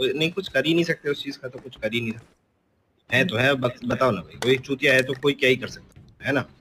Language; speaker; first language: Hindi; native; Hindi